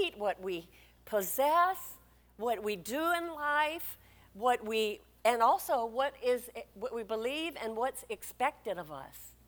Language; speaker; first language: English; native; English